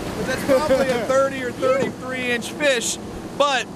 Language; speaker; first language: English; native; English